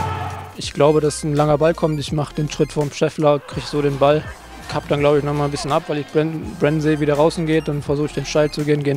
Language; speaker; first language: German; native; German